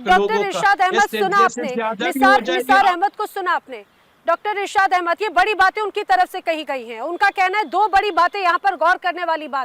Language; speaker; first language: Hindi; native; Hindi